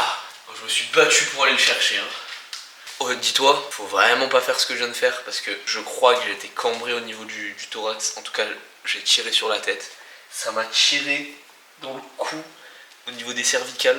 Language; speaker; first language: French; native; French